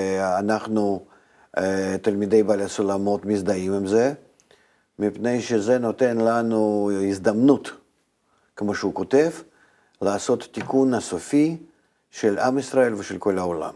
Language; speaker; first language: Hebrew; non-native, fluent; Russian